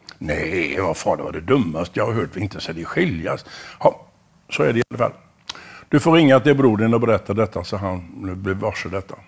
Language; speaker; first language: Swedish; native; Swedish